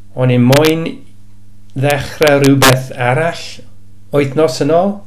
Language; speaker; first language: Welsh; non-native, learner; English